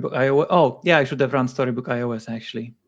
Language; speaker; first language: English; non-native, fluent; Polish